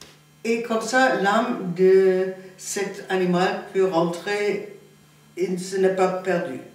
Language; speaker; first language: French; non-native, fluent; German